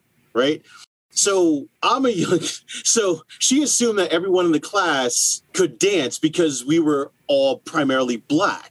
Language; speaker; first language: English; native; English